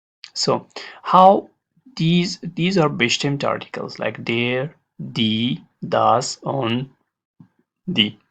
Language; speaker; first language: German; non-native, learner; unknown